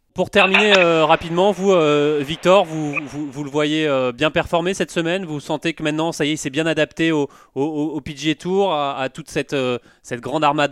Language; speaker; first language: French; native; French